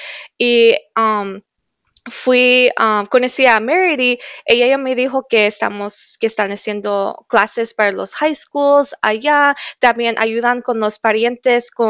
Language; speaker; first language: Spanish; early bilingual, heritage; Spanish